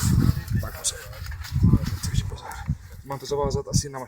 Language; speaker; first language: Czech; native; Czech